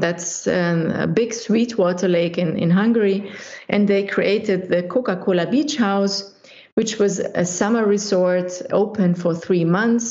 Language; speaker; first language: English; non-native, fluent; German